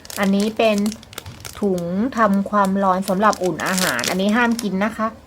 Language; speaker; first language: Thai; native; Thai